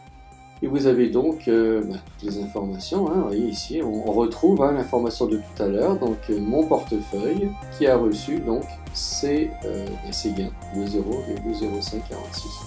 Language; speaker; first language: French; native; French